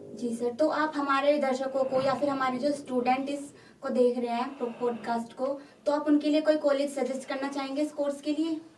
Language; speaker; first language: Hindi; native; Hindi